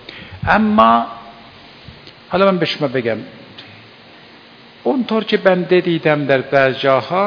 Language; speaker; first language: Persian; native; Persian